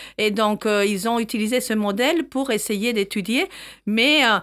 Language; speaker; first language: French; non-native, fluent; Spanish